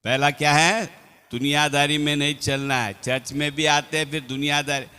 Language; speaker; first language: Hindi; non-native, local second language; Telugu